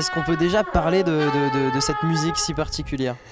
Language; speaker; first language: French; native; French